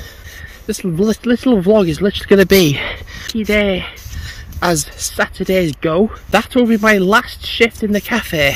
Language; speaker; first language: English; native; English